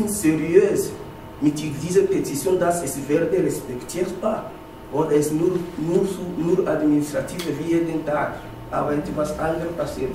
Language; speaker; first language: German; non-native, learner; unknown